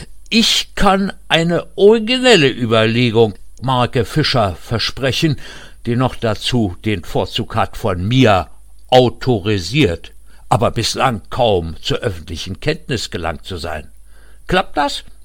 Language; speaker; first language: German; native; German